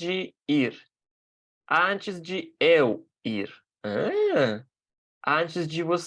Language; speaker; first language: Portuguese; non-native, fluent; Russian